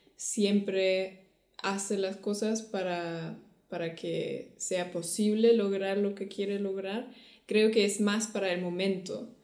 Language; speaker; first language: Spanish; non-native, fluent; German